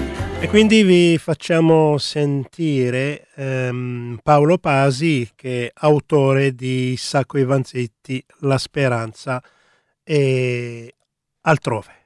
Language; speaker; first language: Italian; native; Italian